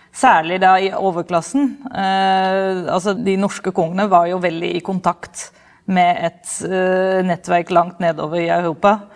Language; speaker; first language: Norwegian; non-native, fluent; Dutch